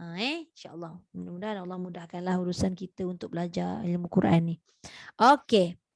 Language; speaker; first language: Malay; native; Malay